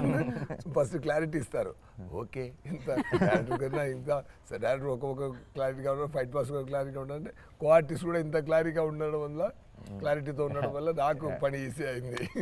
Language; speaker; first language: Telugu; non-native, fluent; Tamil